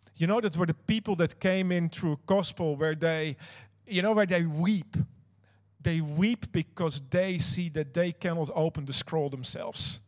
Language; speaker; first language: English; non-native, fluent; Dutch